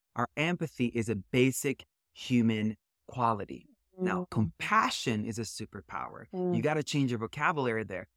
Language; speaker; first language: English; early bilingual, other home language; Portuguese